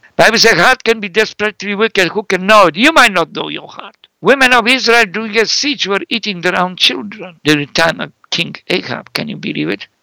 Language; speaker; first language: English; non-native, fluent; Polish